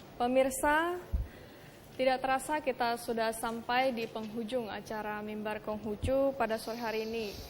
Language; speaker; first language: Indonesian; native; Indonesian